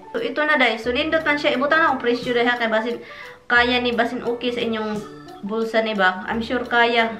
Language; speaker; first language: Cebuano; native; Cebuano